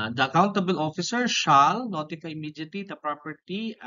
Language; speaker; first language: English; non-native, local second language; Filipino